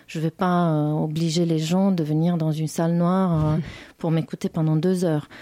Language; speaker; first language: French; non-native, fluent; Romanian